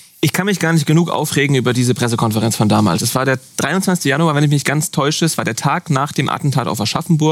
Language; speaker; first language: German; native; German